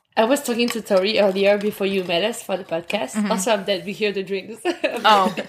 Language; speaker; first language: English; non-native, fluent; French